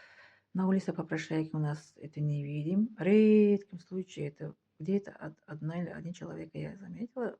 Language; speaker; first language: Russian; non-native, fluent; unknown